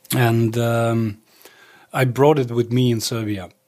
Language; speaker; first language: English; early bilingual, other home language; Croatian